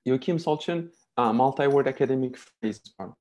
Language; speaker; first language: English; non-native, fluent; Uzbek